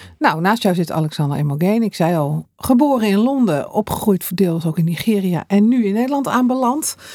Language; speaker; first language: Dutch; native; Dutch